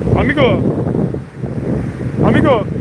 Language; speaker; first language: Spanish; non-native, learner; Turkish